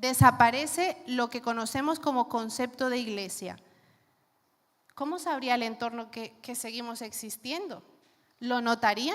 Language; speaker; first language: Spanish; native; Spanish